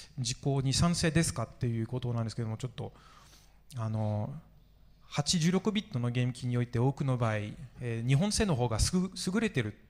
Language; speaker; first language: Japanese; non-native, fluent; French